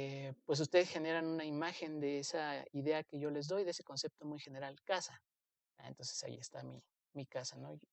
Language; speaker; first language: Spanish; native; Spanish